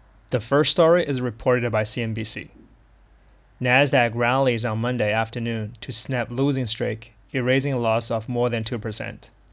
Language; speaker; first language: English; non-native, fluent; Chinese